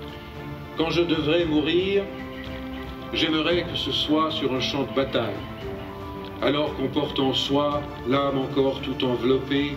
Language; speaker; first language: French; native; French